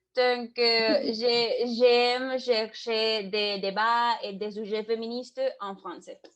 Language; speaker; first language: French; non-native, learner; Spanish